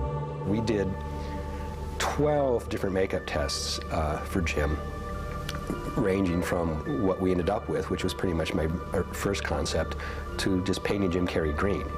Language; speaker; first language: English; native; English